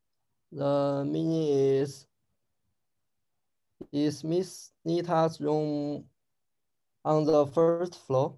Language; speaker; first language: English; non-native, learner; Chinese